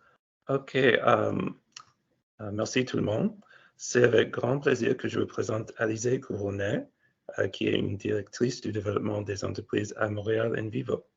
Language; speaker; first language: French; non-native, fluent; English